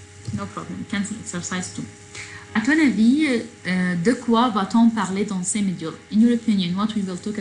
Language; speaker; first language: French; non-native, fluent; Arabic